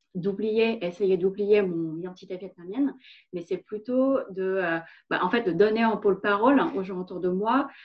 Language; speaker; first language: French; non-native, fluent; Vietnamese